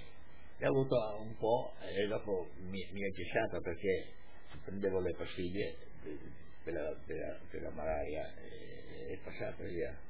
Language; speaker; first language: Italian; non-native, local second language; Friulian